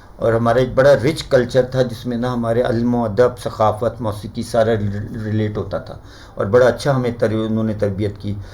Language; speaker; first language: Urdu; native; Urdu